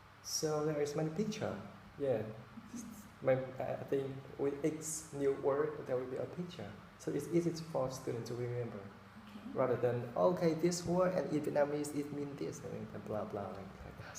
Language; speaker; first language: English; non-native, fluent; Vietnamese